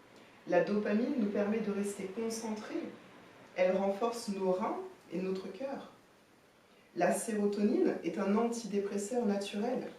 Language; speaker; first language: French; native; French